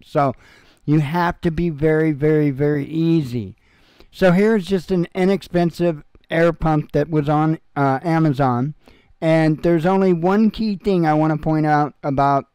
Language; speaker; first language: English; native; English